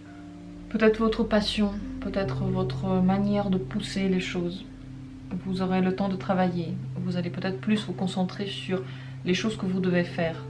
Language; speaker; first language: French; native; French